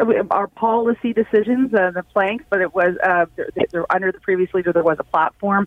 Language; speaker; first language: English; native; English